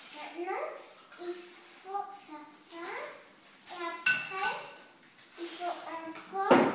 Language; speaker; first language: French; early bilingual, other home language; English